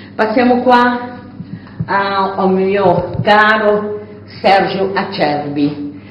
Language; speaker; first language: Italian; non-native, fluent; Portuguese